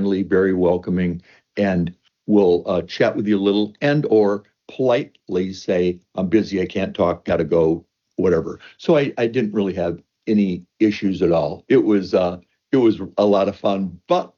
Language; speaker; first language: English; native; English